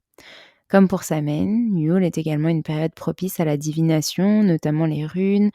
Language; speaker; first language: French; native; French